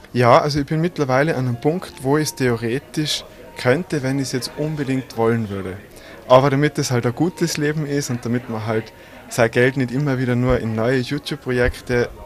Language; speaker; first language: German; native; German